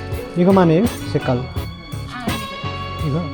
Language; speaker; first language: Korean; non-native, learner; Nepali